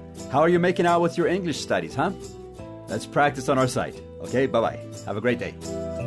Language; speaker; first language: English; native; English